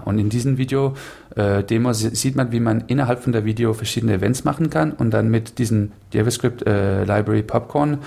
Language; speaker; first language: German; non-native, learner; Danish